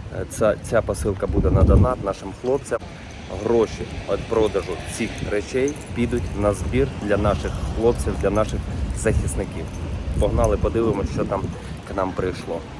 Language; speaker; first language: Ukrainian; non-native, local second language; Russian